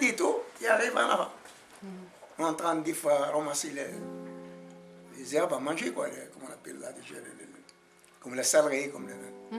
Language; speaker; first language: French; non-native, learner; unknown